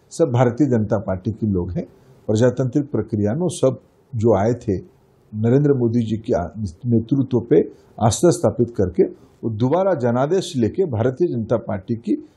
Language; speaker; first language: Hindi; non-native, local second language; Odia